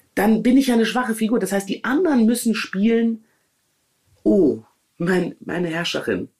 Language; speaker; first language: German; native; German